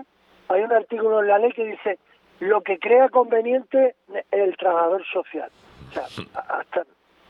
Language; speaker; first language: Spanish; native; Spanish